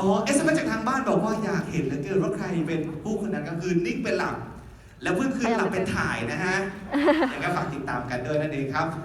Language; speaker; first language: Thai; native; Thai